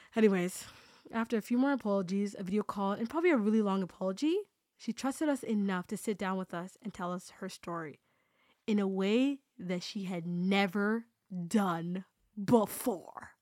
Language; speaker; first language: English; native; English